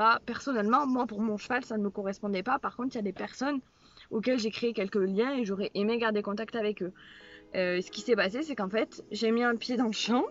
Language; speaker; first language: French; native; French